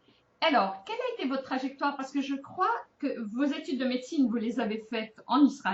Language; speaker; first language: French; native; French